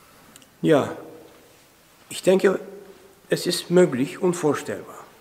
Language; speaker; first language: German; non-native, fluent; Turkish